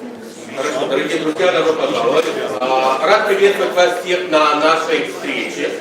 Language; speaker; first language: Russian; native; Russian